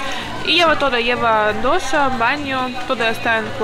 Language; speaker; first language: Spanish; non-native, learner; Ukrainian